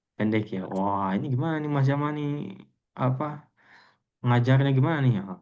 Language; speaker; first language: Indonesian; native; Indonesian